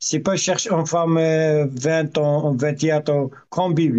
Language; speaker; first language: French; non-native, learner; Arabic